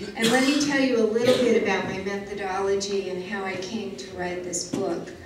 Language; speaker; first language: English; native; English